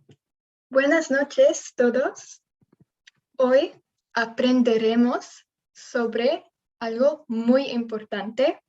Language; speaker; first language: Spanish; non-native, learner; English